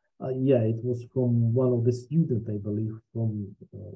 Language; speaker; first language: English; non-native, fluent; Russian